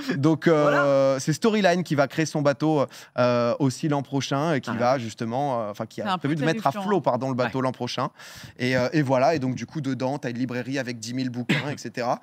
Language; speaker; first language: French; native; French